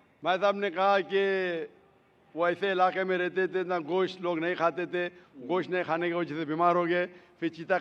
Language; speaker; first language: Hindi; native; Hindi